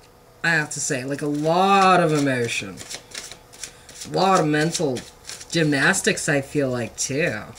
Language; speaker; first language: English; native; English